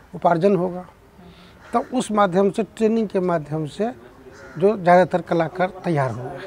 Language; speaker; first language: Hindi; native; Hindi